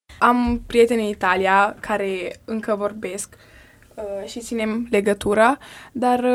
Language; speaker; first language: Romanian; early bilingual, heritage; Romanian